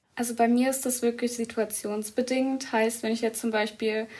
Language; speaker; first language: German; early bilingual, other home language; Arabic